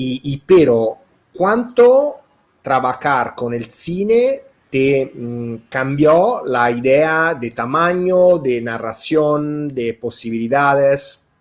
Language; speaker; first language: Spanish; non-native, fluent; Italian